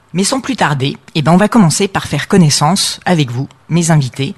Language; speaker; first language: French; native; French